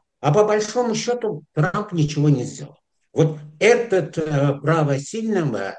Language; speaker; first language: Russian; non-native, fluent; Azerbaijani